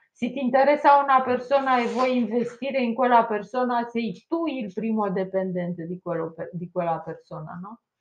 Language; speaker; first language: Italian; non-native, fluent; Romanian